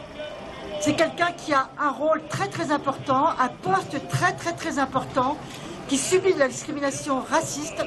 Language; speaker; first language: French; native; French